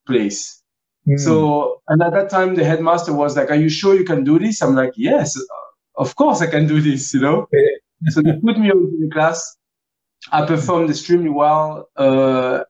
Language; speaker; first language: English; early bilingual, other home language; French